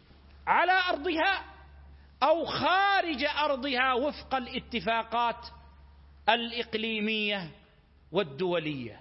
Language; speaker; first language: Arabic; native; Arabic